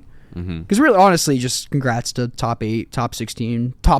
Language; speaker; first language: English; native; English